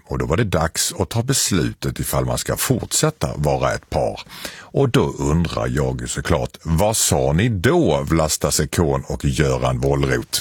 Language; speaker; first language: Swedish; native; Swedish